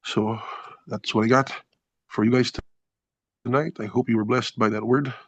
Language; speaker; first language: English; non-native, local second language; Filipino